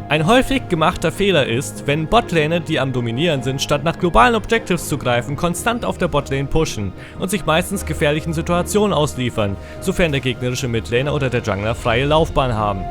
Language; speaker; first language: German; native; German